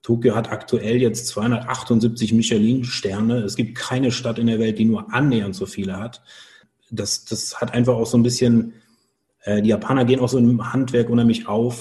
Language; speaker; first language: German; native; German